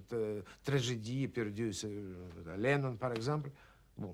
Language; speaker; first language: French; non-native, learner; Russian